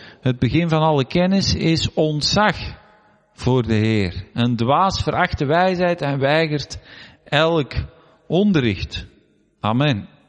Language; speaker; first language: Dutch; native; Dutch